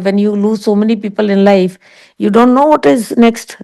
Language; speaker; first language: English; non-native, local second language; Punjabi